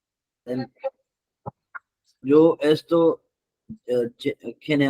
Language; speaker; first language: Spanish; non-native, learner; Hindi